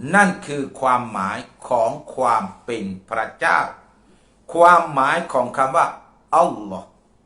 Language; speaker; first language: Thai; non-native, local second language; Malay